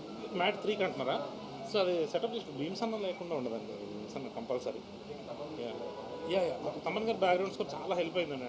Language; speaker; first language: Telugu; native; Telugu